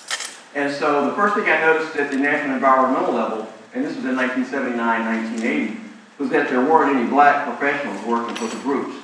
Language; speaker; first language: English; native; English